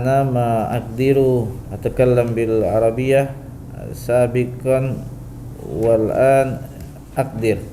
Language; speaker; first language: Arabic; non-native, learner; Indonesian